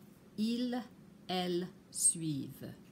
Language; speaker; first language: French; non-native, fluent; English